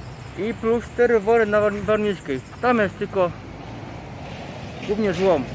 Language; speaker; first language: Polish; native; Polish